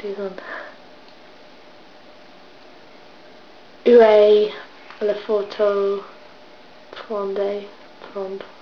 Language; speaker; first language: French; non-native, learner; English